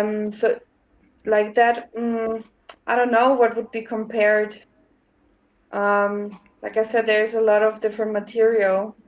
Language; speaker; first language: English; non-native, fluent; German